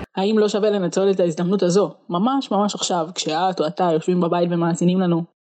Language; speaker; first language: Hebrew; native; Hebrew